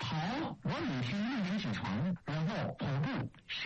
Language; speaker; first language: Chinese; non-native, learner; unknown